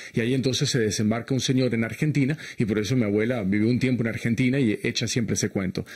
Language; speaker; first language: Spanish; early bilingual, heritage; Spanish